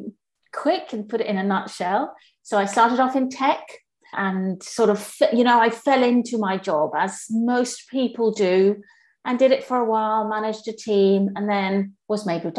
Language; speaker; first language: English; native; English